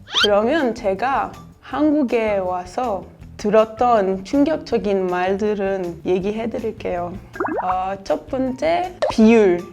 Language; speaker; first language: Korean; non-native, learner; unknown